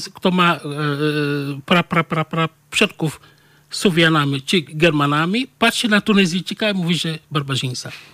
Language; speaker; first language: Polish; non-native, fluent; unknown